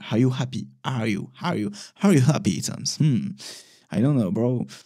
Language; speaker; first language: English; non-native, learner; French